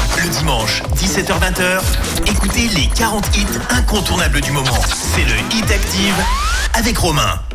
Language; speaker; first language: French; native; French